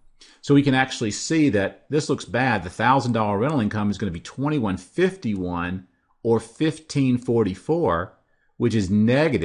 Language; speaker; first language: English; native; English